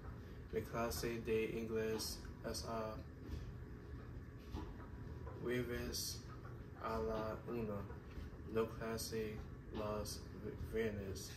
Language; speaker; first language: Spanish; non-native, learner; English